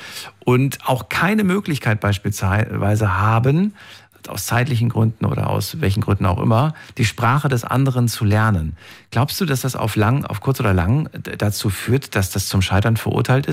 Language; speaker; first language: German; native; German